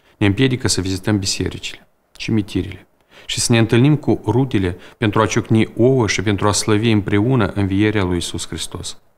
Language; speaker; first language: Romanian; native; Romanian